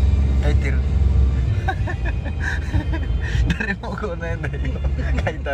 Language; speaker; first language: Japanese; non-native, learner; Indonesian